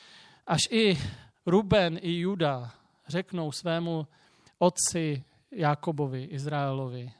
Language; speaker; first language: Czech; native; Czech